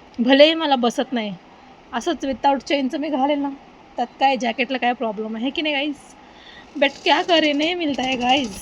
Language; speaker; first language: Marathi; non-native, local second language; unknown